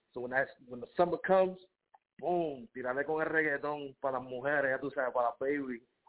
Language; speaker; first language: Spanish; native; Spanish